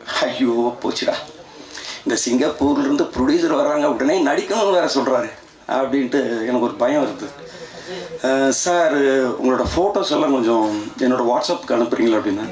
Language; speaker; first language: Tamil; native; Tamil